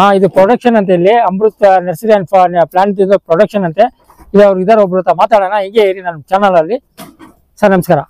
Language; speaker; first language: Kannada; non-native, local second language; Urdu